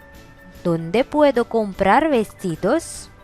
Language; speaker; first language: Spanish; non-native, fluent; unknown